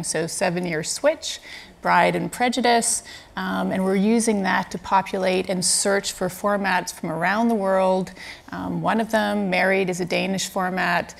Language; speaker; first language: English; native; English